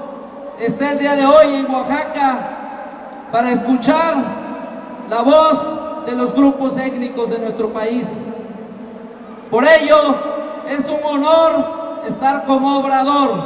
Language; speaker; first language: Spanish; native; Spanish